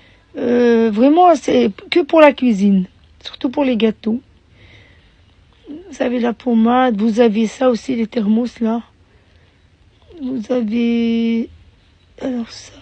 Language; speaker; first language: French; non-native, local second language; Arabic